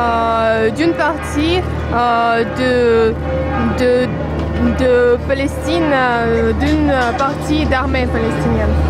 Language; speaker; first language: French; non-native, fluent; Russian